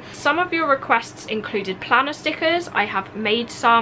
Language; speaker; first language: English; native; English